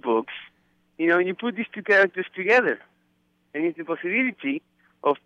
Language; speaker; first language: English; non-native, fluent; Spanish